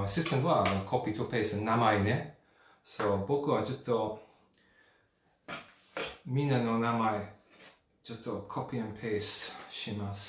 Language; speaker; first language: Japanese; non-native, learner; English